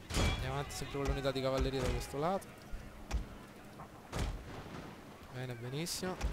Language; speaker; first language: Italian; native; Italian